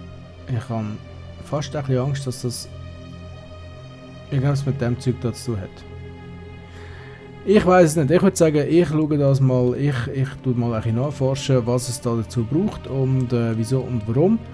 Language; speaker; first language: German; native; German